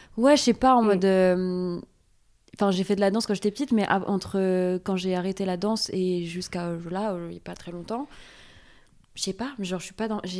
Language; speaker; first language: French; native; French